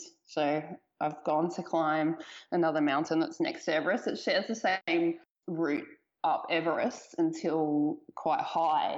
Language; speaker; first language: English; native; English